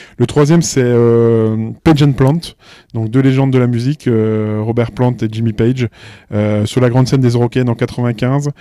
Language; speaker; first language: French; native; French